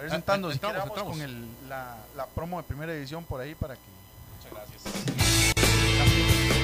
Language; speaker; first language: Spanish; native; Spanish